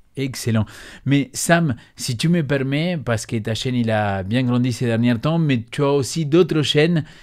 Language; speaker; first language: French; non-native, fluent; Spanish